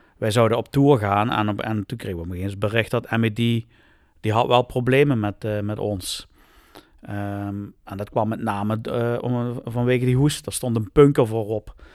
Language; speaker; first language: Dutch; native; Dutch